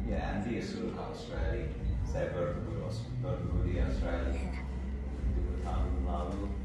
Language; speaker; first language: Indonesian; non-native, learner; English